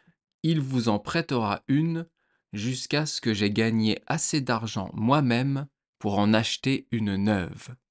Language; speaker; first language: French; native; French